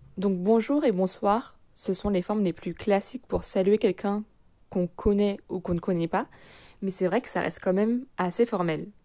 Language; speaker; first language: French; native; French